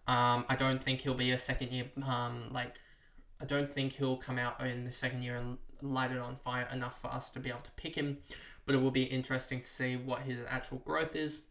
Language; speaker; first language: English; native; English